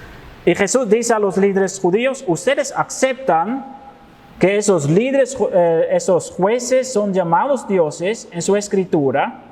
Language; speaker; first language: Spanish; non-native, fluent; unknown